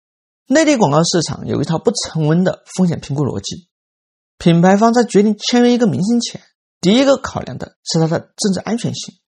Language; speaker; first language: Chinese; native; Chinese